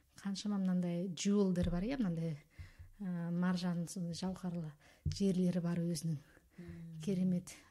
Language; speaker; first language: Kazakh; early bilingual, heritage; Kazakh